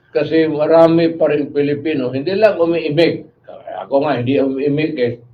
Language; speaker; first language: Filipino; non-native, local second language; Cebuano